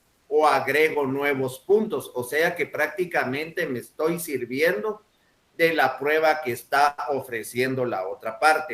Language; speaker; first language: Spanish; native; Spanish